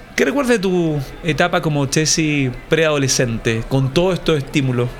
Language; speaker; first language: Spanish; native; Spanish